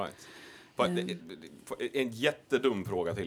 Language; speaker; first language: Swedish; native; Swedish